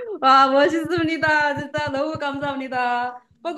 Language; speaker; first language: Korean; non-native, fluent; Indonesian